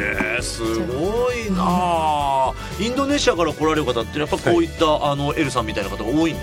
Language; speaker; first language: Japanese; native; Japanese